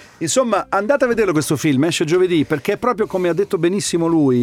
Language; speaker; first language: Italian; native; Italian